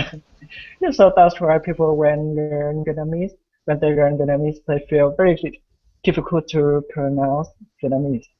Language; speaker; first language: English; non-native, learner; Vietnamese